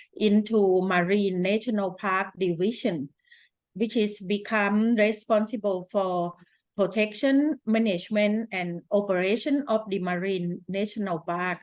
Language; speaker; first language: English; non-native, fluent; Thai